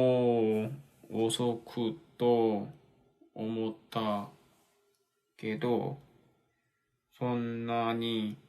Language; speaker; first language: Japanese; non-native, learner; Korean